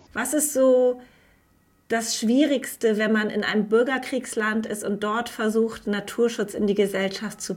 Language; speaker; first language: German; native; German